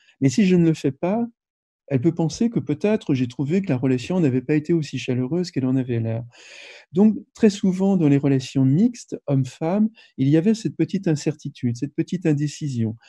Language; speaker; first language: French; native; French